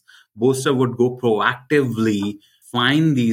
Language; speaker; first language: English; non-native, local second language; Hindi